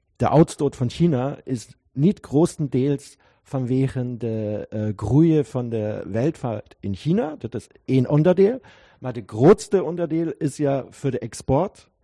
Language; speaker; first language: German; non-native, learner; Dutch